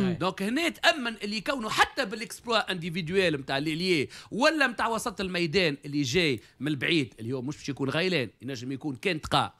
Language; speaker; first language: Arabic; native; Arabic